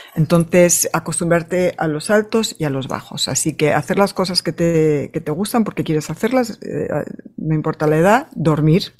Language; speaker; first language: Spanish; native; Spanish